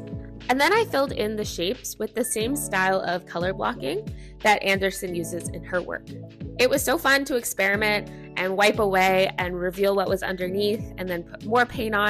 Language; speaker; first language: English; native; English